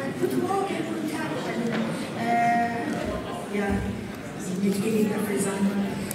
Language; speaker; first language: German; non-native, fluent; Persian